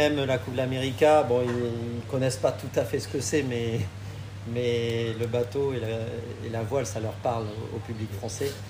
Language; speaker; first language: French; native; French